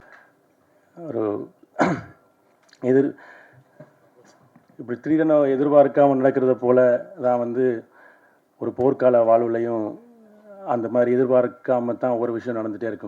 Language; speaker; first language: Tamil; native; Tamil